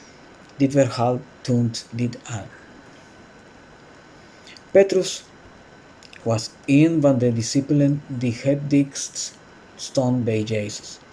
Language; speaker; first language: Dutch; non-native, fluent; Spanish